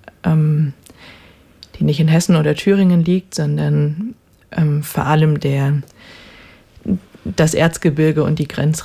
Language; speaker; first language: German; native; German